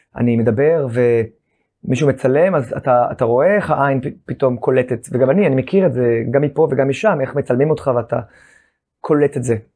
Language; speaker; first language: Hebrew; native; Hebrew